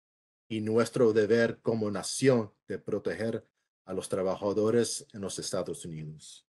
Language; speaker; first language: Spanish; early bilingual, heritage; English